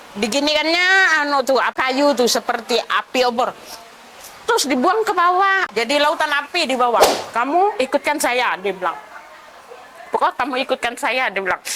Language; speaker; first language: Indonesian; non-native, local second language; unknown